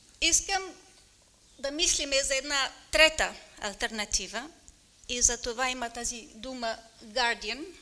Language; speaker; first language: Bulgarian; non-native, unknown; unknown